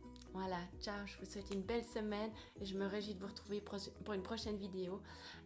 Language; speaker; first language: French; native; French